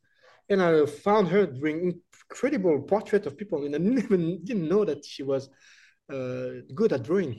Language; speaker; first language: English; non-native, fluent; French